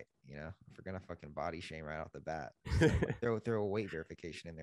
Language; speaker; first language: English; native; English